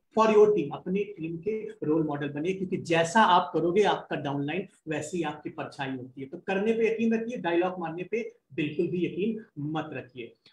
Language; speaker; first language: Hindi; native; Hindi